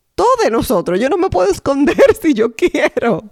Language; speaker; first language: Spanish; native; Spanish